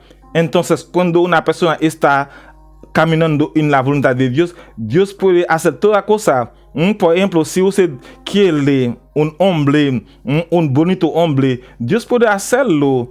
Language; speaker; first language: Spanish; non-native, learner; Haitian Creole